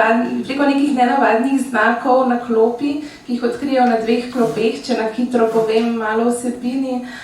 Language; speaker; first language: Slovenian; native; Slovenian